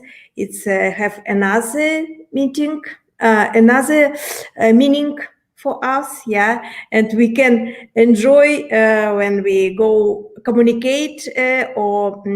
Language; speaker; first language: English; non-native, learner; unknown